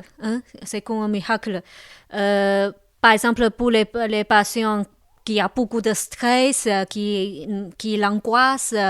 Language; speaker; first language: French; non-native, local second language; Chinese